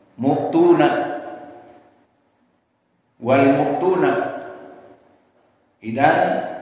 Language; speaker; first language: Arabic; non-native, learner; Indonesian